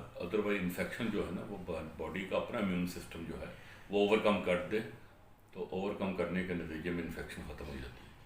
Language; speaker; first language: Urdu; non-native, local second language; Punjabi